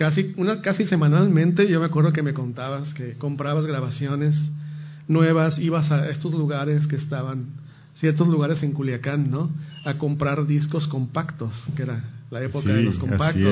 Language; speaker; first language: Spanish; native; Spanish